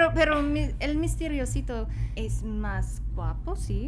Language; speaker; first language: Spanish; non-native, learner; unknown